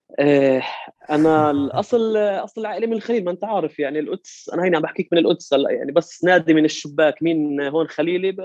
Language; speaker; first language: Arabic; native; Arabic